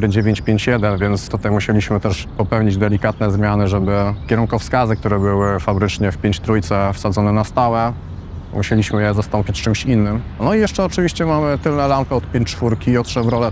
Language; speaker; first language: Polish; native; Polish